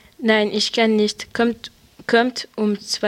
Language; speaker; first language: German; non-native, learner; French